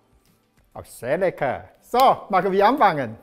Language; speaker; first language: German; non-native, learner; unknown